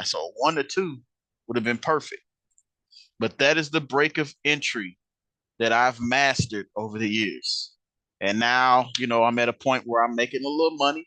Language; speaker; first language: English; native; English